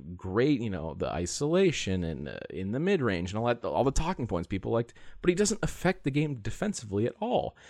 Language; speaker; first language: English; native; English